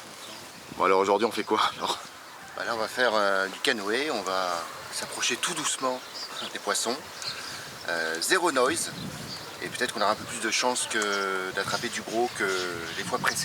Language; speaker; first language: French; native; French